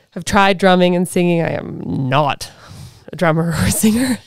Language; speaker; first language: English; native; English